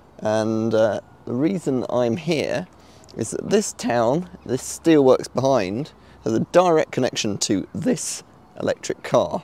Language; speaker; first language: English; native; English